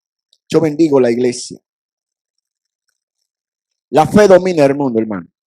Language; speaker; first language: Spanish; native; Spanish